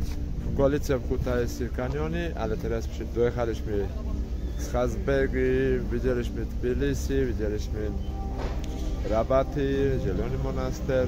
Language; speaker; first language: Polish; non-native, learner; Georgian